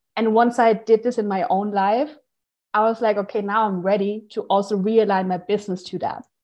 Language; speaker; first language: English; non-native, fluent; German